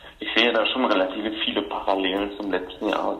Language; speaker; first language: German; native; German